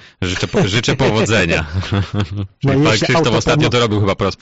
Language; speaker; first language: Polish; native; Polish